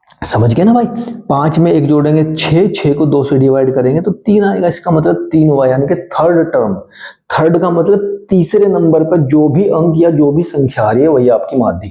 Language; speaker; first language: Hindi; native; Hindi